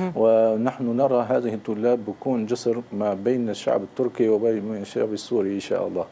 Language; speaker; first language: Arabic; non-native, fluent; Turkish